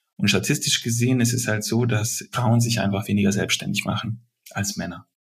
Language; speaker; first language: German; early bilingual, other home language; Serbian